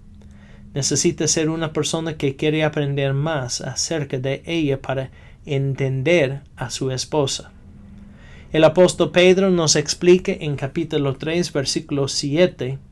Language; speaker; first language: Spanish; non-native, fluent; English